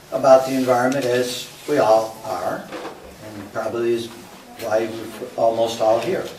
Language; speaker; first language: English; native; English